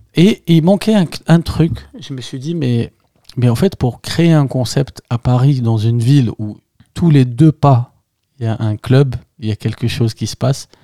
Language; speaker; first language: French; non-native, local second language; Arabic